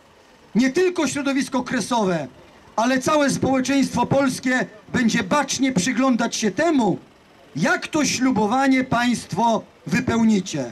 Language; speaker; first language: Polish; native; Polish